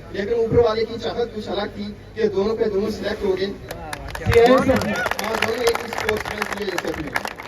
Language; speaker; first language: Hindi; non-native, local second language; Punjabi